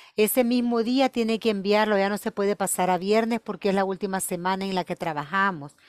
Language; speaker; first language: Spanish; native; Spanish